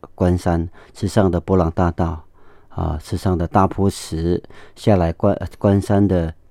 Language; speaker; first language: Chinese; non-native, local second language; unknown